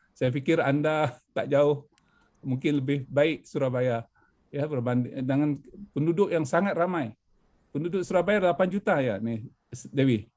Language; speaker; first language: Malay; native; Malay